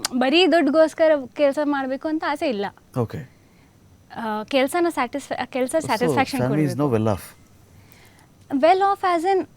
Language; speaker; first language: Kannada; non-native, fluent; Hindi